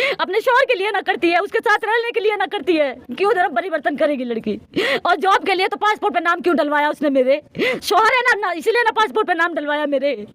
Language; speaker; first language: Hindi; native; Hindi